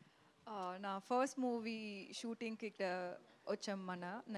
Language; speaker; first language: Telugu; non-native, learner; Tamil